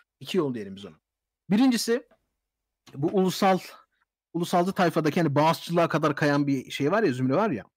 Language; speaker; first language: Turkish; early bilingual, heritage; Turkish